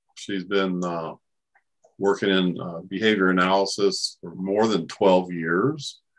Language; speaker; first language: English; native; English